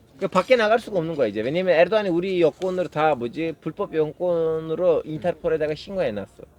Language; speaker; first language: Korean; non-native, fluent; Turkish